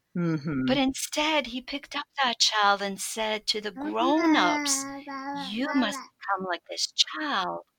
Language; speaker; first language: English; early bilingual, other home language; Polish